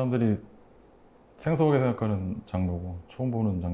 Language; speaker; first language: Korean; native; Korean